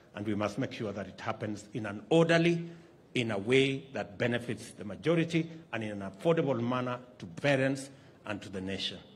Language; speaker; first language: English; non-native, local second language; Kalenjin